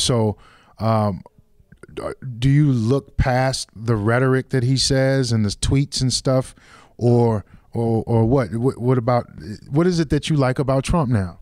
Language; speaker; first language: English; native; English